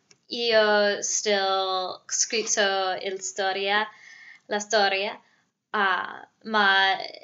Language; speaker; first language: Italian; non-native, learner; English